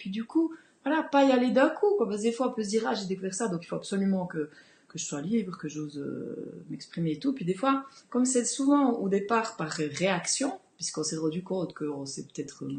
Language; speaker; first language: French; native; French